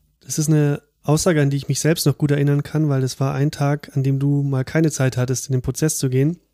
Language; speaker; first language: German; native; German